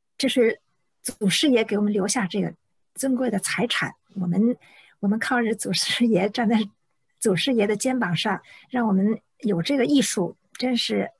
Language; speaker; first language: Chinese; native; Chinese